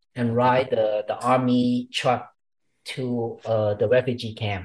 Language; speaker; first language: English; non-native, fluent; Vietnamese